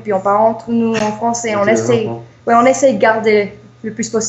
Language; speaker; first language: French; early bilingual, heritage; English